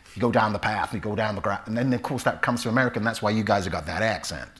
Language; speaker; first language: English; native; English